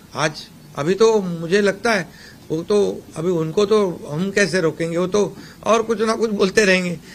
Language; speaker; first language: Hindi; non-native, local second language; Marathi